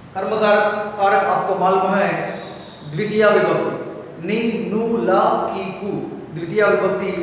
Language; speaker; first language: Hindi; non-native, local second language; Telugu